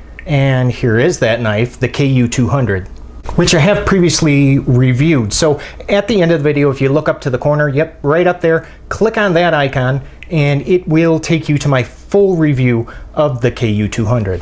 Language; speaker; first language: English; native; English